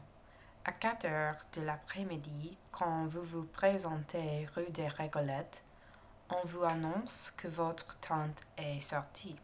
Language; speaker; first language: French; non-native, learner; English